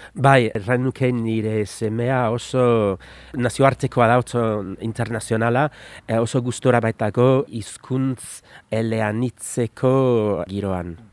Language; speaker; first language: Basque; non-native, fluent; English